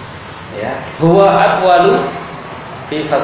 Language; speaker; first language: Arabic; non-native, fluent; Indonesian